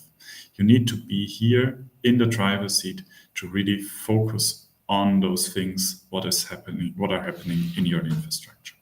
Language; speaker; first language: English; non-native, fluent; German